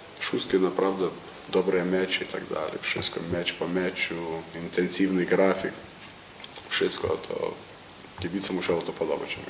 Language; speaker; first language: Polish; non-native, learner; Lithuanian